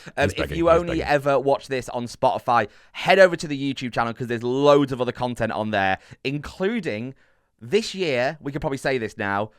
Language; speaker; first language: English; native; English